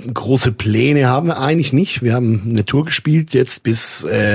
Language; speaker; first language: German; native; German